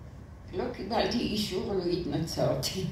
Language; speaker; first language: Hebrew; non-native, fluent; French